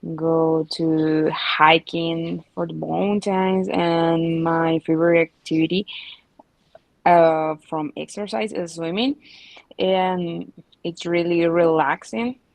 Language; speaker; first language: English; non-native, learner; Spanish